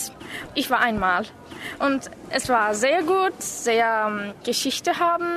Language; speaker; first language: German; non-native, learner; Turkish